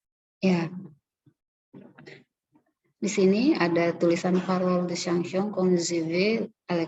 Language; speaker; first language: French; non-native, learner; Indonesian